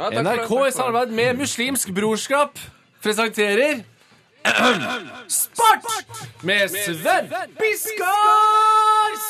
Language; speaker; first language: Norwegian; native; Norwegian